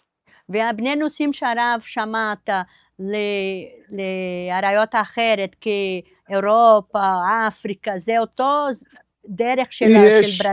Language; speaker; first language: Hebrew; non-native, fluent; Portuguese